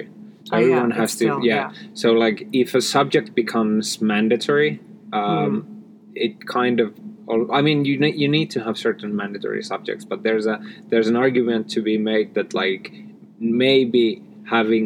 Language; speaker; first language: English; non-native, fluent; Finnish